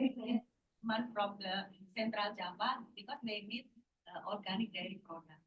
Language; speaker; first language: English; non-native, learner; Indonesian